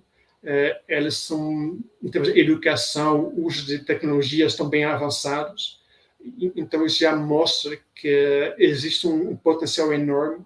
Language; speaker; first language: Portuguese; non-native, fluent; Dutch